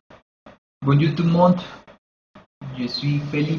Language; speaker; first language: French; non-native, learner; Spanish